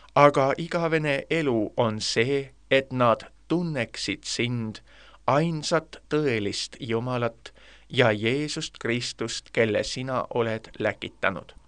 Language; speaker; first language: Estonian; native; Estonian